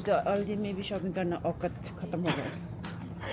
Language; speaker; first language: Hindi; non-native, learner; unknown